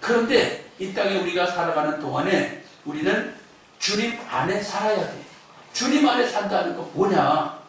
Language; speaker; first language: Korean; native; Korean